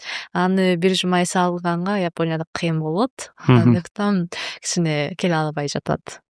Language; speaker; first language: Kyrgyz; non-native, learner; Japanese